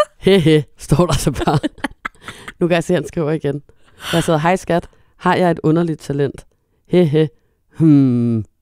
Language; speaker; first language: Danish; native; Danish